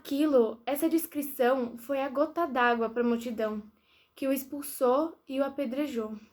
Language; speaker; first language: Portuguese; native; Portuguese